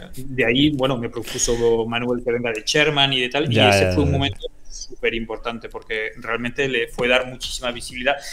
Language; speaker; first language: Spanish; early bilingual, other home language; French